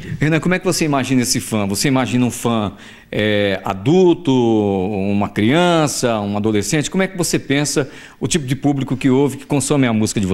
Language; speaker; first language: Portuguese; native; Portuguese